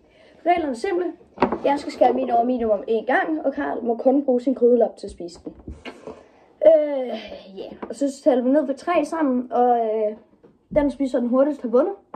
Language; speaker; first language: Danish; native; Danish